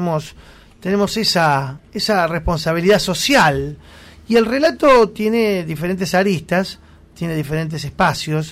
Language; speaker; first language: Spanish; native; Spanish